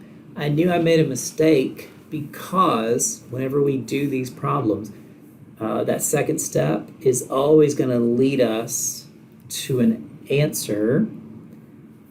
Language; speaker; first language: English; native; English